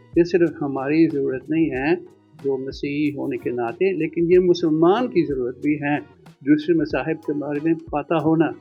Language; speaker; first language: Urdu; non-native, fluent; Dutch